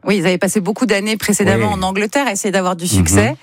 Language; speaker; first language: French; native; French